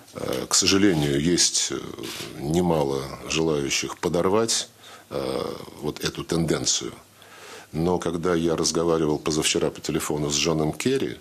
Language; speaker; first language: Russian; native; Russian